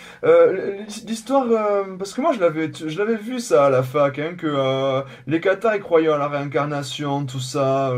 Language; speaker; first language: French; native; French